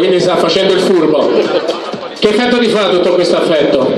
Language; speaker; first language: Italian; native; Italian